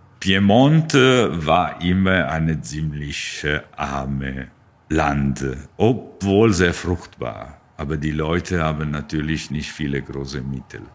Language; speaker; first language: German; non-native, learner; Italian